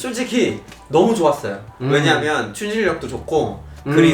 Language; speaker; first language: Korean; non-native, fluent; English